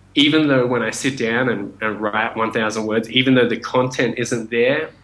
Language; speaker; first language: English; native; English